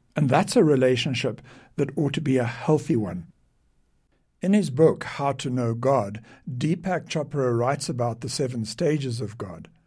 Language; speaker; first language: English; native; English